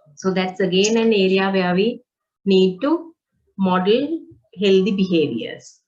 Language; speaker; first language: English; non-native, local second language; Sinhala